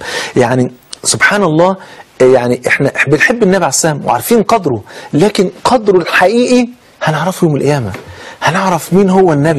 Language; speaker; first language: Arabic; native; Arabic